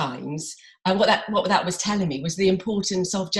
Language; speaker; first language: English; native; English